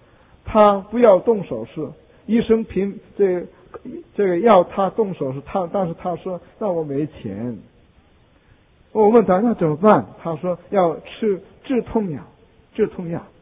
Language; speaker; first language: Chinese; non-native, fluent; Korean